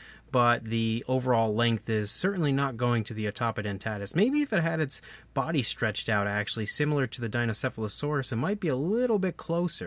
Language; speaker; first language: English; native; English